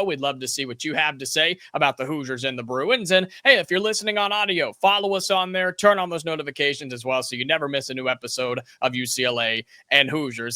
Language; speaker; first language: English; native; English